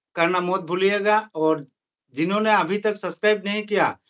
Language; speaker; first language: Hindi; non-native, local second language; Bangla